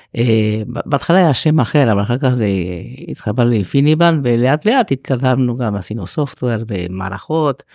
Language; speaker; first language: Hebrew; non-native, fluent; Spanish